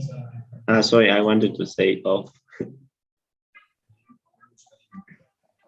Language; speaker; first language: English; non-native, learner; Spanish